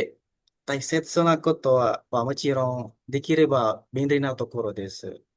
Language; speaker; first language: Japanese; non-native, learner; Indonesian